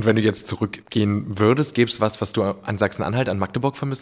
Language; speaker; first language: German; native; German